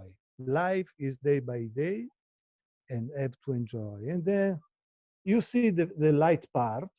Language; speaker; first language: English; non-native, learner; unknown